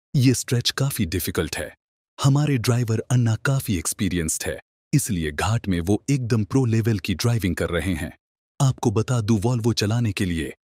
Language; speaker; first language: Hindi; non-native, local second language; Marathi